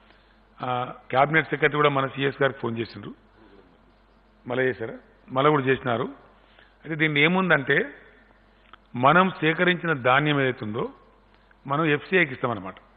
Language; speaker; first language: Telugu; native; Telugu